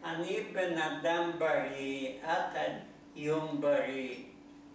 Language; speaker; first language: Hebrew; non-native, learner; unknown